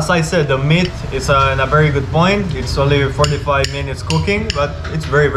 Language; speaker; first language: English; non-native, fluent; Spanish